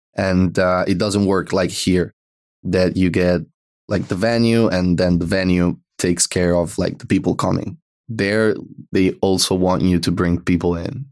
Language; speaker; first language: English; non-native, fluent; Italian